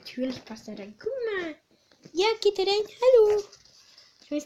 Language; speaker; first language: German; early bilingual, other home language; Hungarian